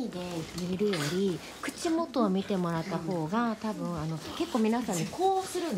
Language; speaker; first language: Japanese; native; Japanese